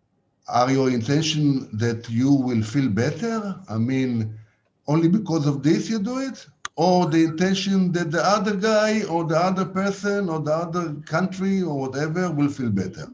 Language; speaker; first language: English; non-native, fluent; Hebrew